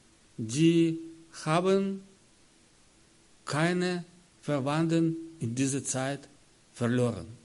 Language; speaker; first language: German; non-native, learner; Russian